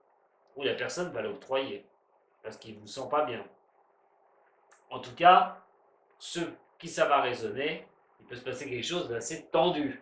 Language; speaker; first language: French; native; French